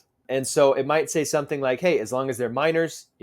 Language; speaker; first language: English; native; English